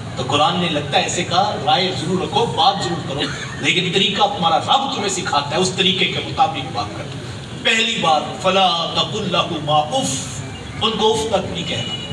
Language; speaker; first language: Urdu; non-native, local second language; Punjabi